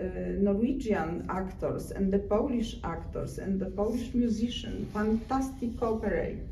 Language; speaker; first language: English; non-native, learner; Polish